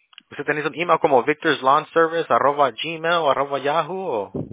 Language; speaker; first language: Spanish; early bilingual, other home language; English